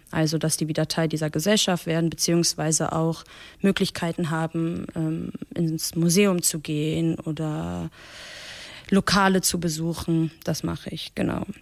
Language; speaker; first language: German; early bilingual, other home language; Persian